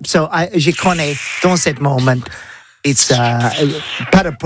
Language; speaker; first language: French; non-native, learner; English